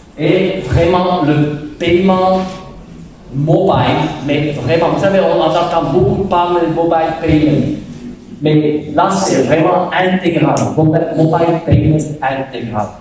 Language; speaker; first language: French; non-native, fluent; German